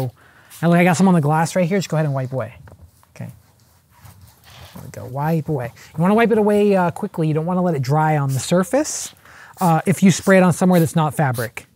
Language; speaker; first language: English; native; English